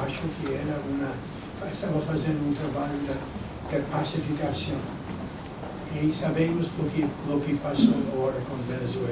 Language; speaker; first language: Portuguese; non-native, fluent; Spanish